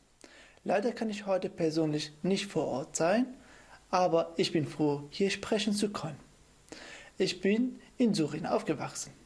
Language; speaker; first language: German; non-native, fluent; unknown